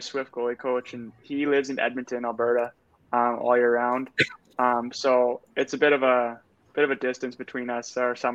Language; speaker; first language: English; native; English